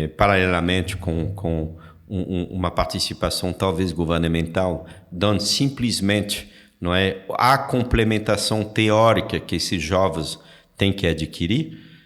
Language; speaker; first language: Portuguese; non-native, fluent; French